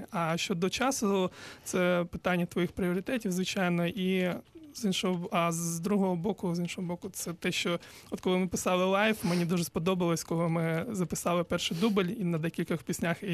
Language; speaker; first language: Ukrainian; non-native, local second language; Crimean Tatar